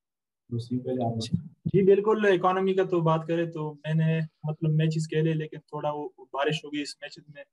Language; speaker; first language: Hindi; non-native, local second language; Pashto